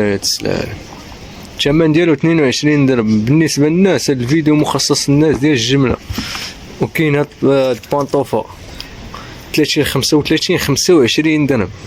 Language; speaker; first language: Arabic; native; Arabic